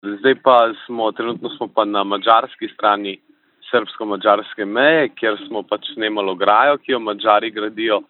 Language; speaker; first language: Slovenian; native; Slovenian